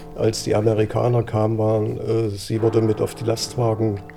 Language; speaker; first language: German; native; German